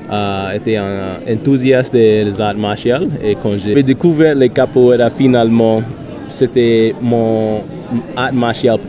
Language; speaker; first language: French; non-native, learner; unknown